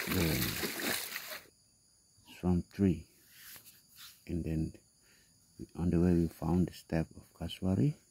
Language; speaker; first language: English; non-native, learner; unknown